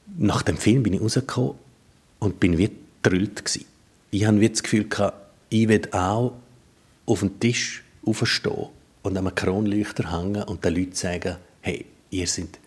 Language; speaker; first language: German; native; German